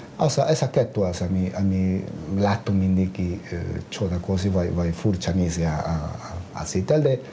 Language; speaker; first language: Hungarian; non-native, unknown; Spanish